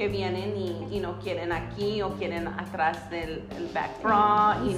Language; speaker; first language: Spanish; early bilingual, heritage; Spanish